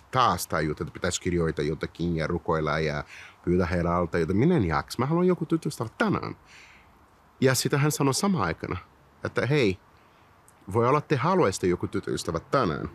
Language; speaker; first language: Finnish; non-native, fluent; Portuguese